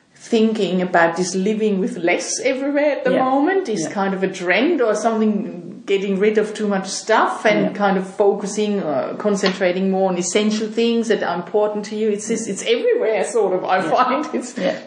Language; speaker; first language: English; non-native, fluent; German